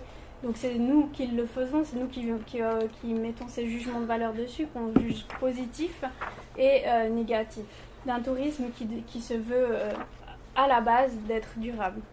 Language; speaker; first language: French; native; French